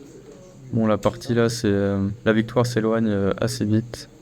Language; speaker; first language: French; native; French